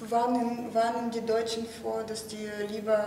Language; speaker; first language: German; non-native, fluent; Russian